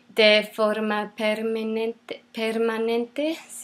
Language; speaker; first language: Spanish; non-native, learner; English